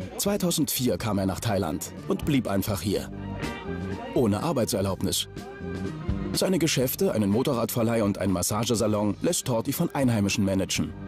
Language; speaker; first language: German; native; German